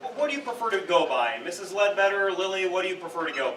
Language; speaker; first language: English; native; English